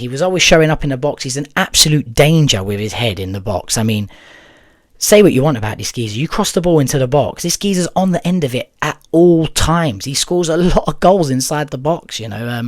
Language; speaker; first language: English; native; English